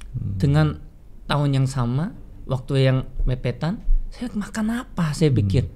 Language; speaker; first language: Indonesian; non-native, fluent; Korean